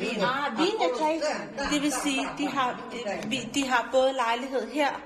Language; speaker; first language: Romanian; non-native, fluent; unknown